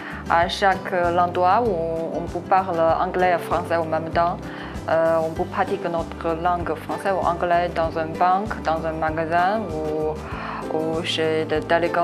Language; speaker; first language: French; non-native, learner; Chinese